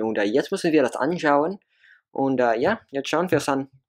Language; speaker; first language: German; non-native, learner; English